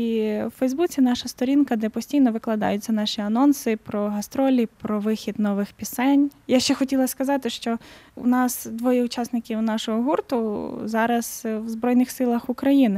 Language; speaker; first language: Ukrainian; native; Ukrainian